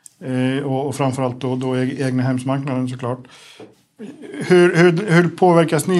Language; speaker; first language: Swedish; native; Swedish